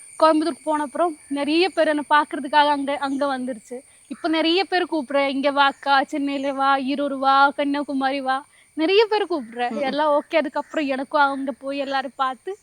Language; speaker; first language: Tamil; non-native, learner; Malayalam